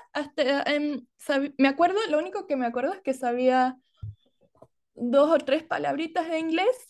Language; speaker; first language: Spanish; early bilingual, heritage; Spanish